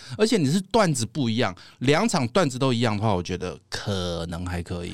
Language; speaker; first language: Chinese; native; Chinese